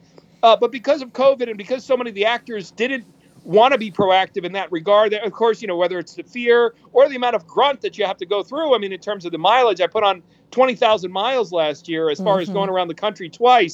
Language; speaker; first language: English; native; English